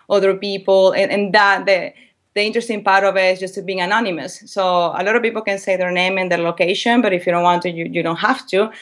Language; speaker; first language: English; non-native, fluent; Spanish